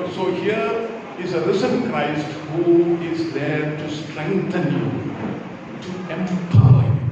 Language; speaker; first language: English; non-native, local second language; Malayalam